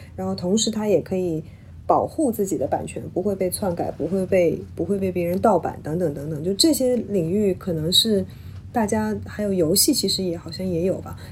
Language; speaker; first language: Chinese; native; Chinese